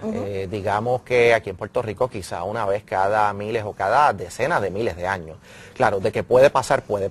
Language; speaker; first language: Spanish; native; Spanish